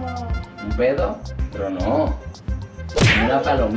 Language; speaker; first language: Spanish; native; Spanish